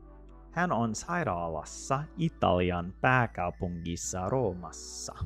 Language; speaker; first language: Finnish; non-native, learner; English